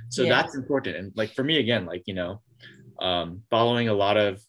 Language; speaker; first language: English; native; English